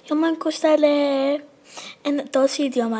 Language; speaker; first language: Spanish; non-native, learner; English